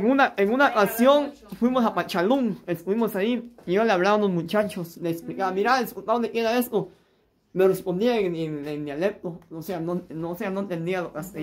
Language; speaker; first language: Spanish; native; Spanish